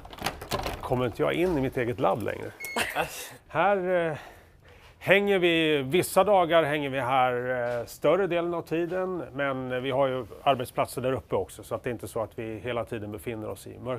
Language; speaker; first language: Swedish; native; Swedish